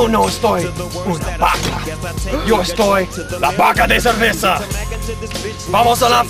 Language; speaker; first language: Spanish; non-native, learner; English